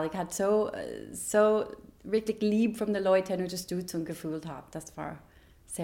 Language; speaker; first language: German; non-native, learner; English